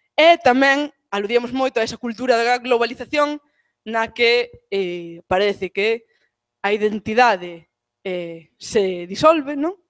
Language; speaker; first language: Galician; native; Galician